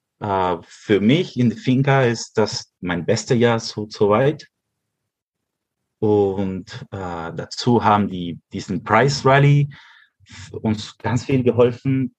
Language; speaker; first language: German; early bilingual, heritage; Spanish